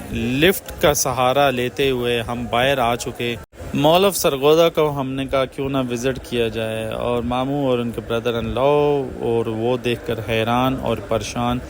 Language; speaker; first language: Urdu; non-native, local second language; Punjabi